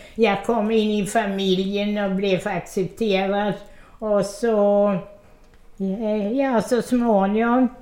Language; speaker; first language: Swedish; early bilingual, other home language; Russian